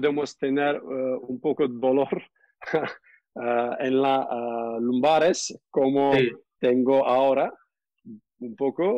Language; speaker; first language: Spanish; non-native, learner; Turkish